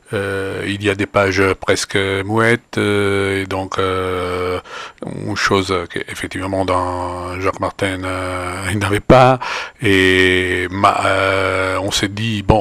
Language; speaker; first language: French; non-native, fluent; Italian